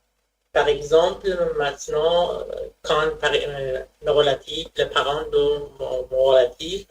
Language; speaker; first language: French; non-native, learner; Persian